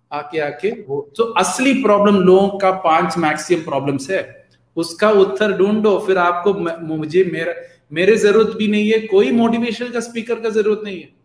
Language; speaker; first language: Hindi; non-native, local second language; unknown